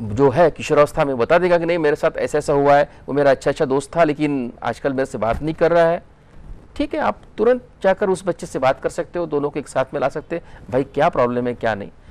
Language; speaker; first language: Hindi; non-native, local second language; Marathi